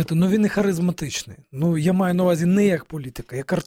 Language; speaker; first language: Ukrainian; native; Ukrainian